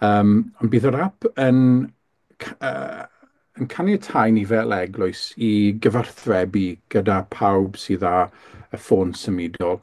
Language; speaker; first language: Welsh; native; Welsh